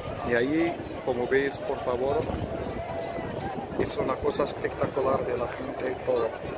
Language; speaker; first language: Spanish; non-native, learner; Arabic